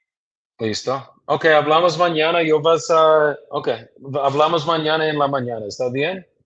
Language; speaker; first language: Spanish; non-native, learner; English